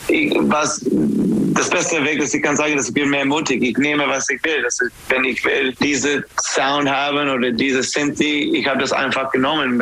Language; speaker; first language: German; non-native, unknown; English